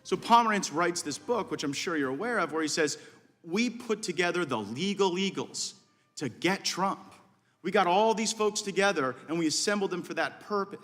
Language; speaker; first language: English; native; English